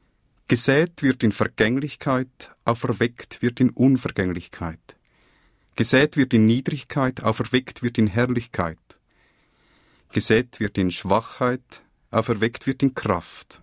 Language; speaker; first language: German; native; German